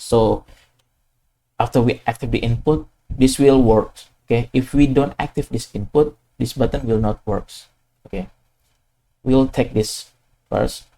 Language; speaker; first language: English; non-native, fluent; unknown